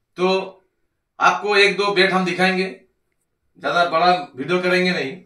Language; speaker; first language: Hindi; non-native, local second language; Bangla